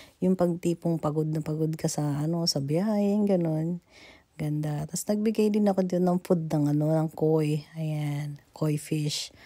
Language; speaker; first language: Filipino; native; Filipino